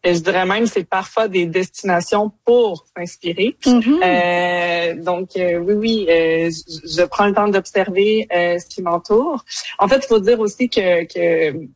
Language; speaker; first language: French; native; French